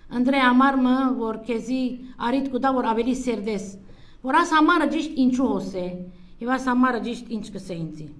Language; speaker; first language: Armenian; native; Armenian